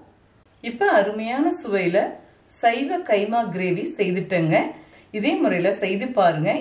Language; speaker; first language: Tamil; native; Tamil